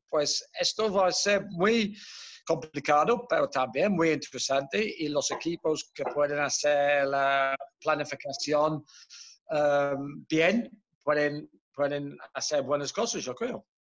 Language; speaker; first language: Spanish; non-native, fluent; Dutch